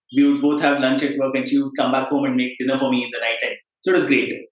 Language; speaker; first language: English; non-native, local second language; Kannada